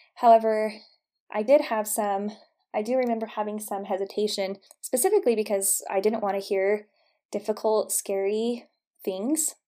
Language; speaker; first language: English; native; English